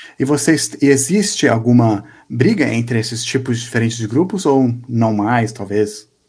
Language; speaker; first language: Portuguese; native; Portuguese